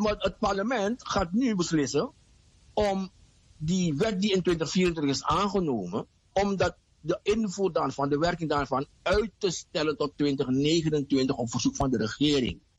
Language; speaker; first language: Dutch; native; Dutch